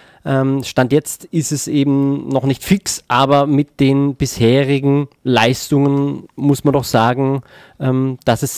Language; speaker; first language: German; native; German